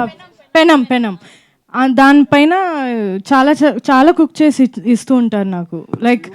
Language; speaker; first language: Telugu; non-native, fluent; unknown